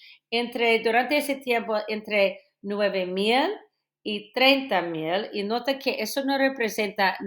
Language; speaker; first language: Spanish; non-native, fluent; English